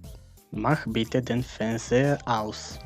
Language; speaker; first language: German; non-native, fluent; Macedonian